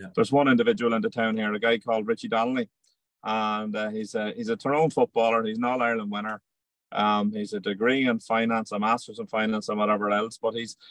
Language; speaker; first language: English; native; English